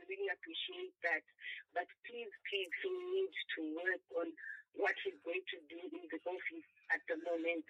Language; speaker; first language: English; non-native, local second language; Nyanja